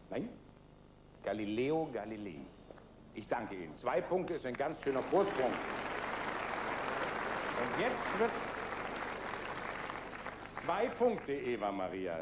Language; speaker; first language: German; native; German